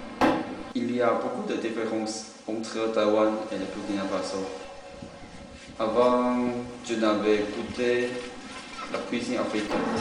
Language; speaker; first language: French; non-native, learner; Chinese